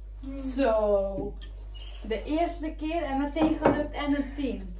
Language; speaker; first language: Dutch; native; Dutch